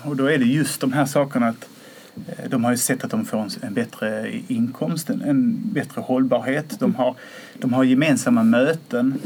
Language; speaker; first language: Swedish; native; Swedish